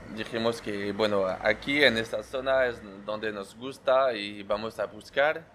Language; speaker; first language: Spanish; non-native, fluent; French